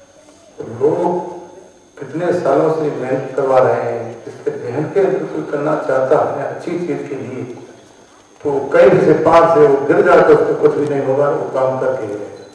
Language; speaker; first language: Hindi; native; Hindi